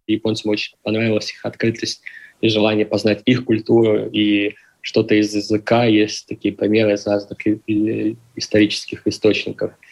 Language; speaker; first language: Russian; native; Russian